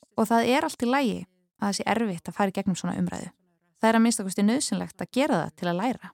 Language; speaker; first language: Icelandic; non-native, fluent; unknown